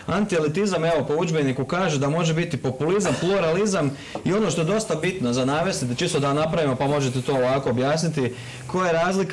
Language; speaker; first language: Croatian; native; Croatian